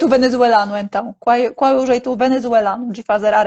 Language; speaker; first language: Portuguese; non-native, fluent; Polish